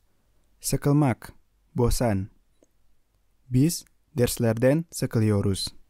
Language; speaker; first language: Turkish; non-native, fluent; Indonesian